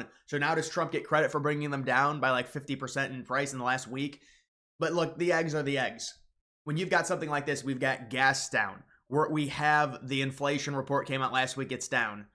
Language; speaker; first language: English; native; English